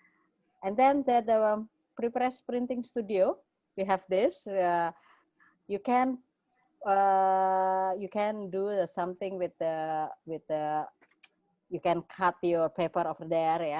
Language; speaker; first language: English; non-native, fluent; Indonesian